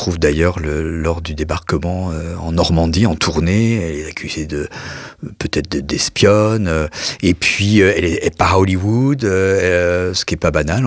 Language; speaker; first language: French; native; French